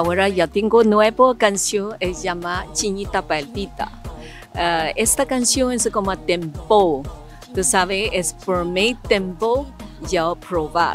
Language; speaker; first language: Spanish; non-native, learner; Chinese